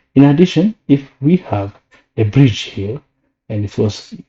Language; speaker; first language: English; non-native, local second language; Amharic